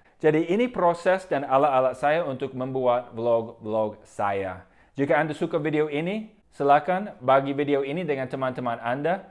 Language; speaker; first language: Indonesian; non-native, fluent; English